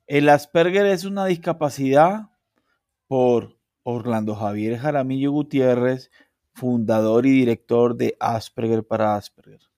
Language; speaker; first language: Spanish; native; Spanish